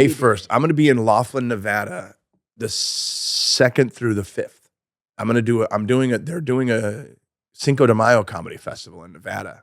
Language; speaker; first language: English; native; English